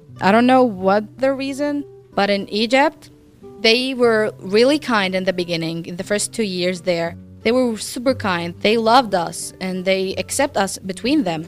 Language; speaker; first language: English; non-native, learner; Arabic